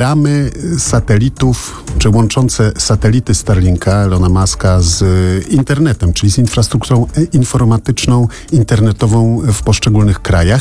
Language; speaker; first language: Polish; native; Polish